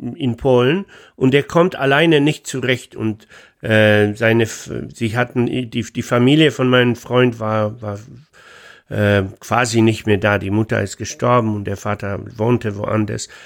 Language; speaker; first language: German; non-native, fluent; Polish